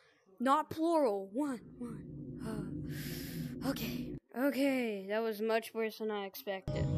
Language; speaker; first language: English; native; English